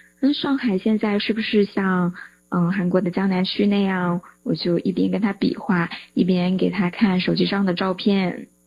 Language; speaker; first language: Chinese; native; Chinese